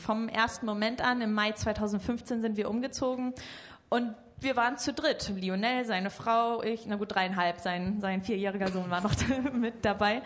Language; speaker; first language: German; native; German